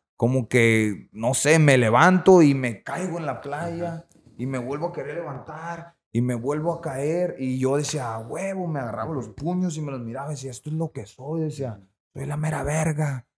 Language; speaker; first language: Spanish; native; Spanish